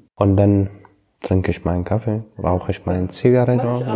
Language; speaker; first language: German; non-native, learner; Arabic